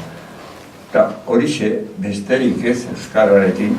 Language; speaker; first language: Basque; native; Basque